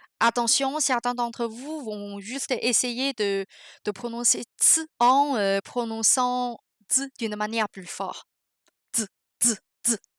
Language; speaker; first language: French; non-native, fluent; Chinese